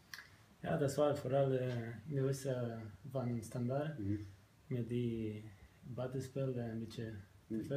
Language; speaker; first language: Dutch; non-native, fluent; Spanish